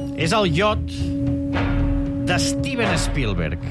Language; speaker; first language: Catalan; native; Catalan